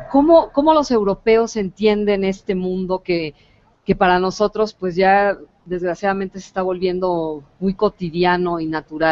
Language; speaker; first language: Spanish; native; Spanish